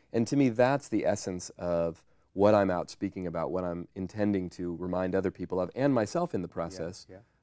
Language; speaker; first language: English; native; English